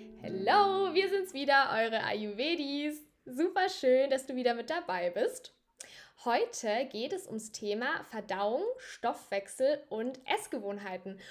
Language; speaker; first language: German; native; German